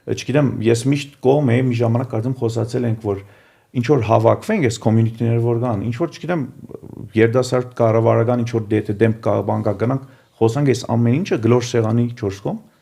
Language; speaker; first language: Armenian; early bilingual, heritage; Armenian